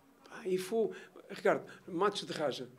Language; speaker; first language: French; non-native, learner; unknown